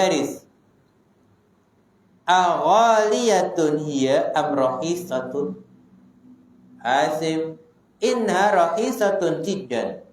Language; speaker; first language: Arabic; non-native, fluent; Indonesian